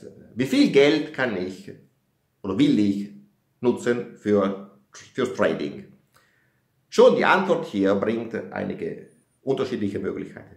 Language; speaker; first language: German; non-native, fluent; Italian